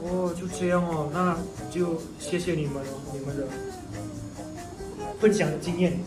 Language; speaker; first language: Chinese; non-native, fluent; Indonesian